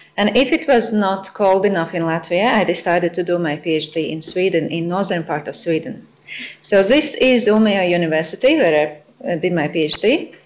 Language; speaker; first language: English; non-native, fluent; Latvian